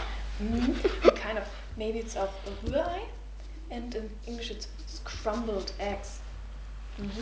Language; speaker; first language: English; non-native, fluent; German